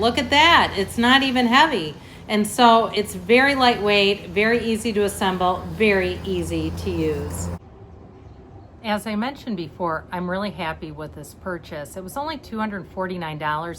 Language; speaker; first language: English; native; English